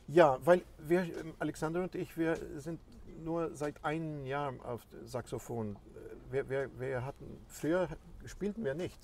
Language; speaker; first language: German; non-native, fluent; Swedish